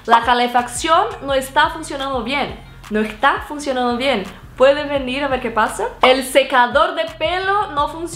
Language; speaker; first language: Spanish; non-native, fluent; Portuguese